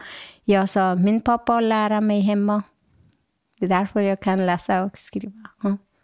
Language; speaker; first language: Swedish; non-native, local second language; Persian